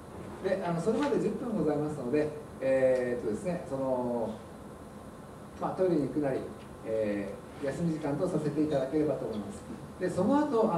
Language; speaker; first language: Japanese; native; Japanese